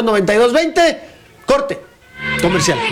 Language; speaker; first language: Spanish; native; Spanish